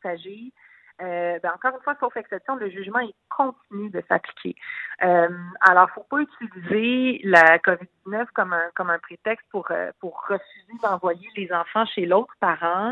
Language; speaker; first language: French; native; French